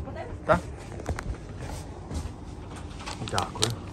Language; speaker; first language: Ukrainian; non-native, learner; English